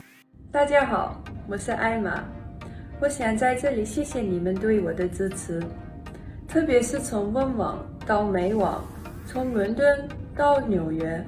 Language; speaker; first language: Chinese; early bilingual, heritage; English